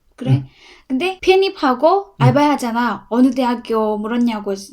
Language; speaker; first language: Korean; non-native, learner; Vietnamese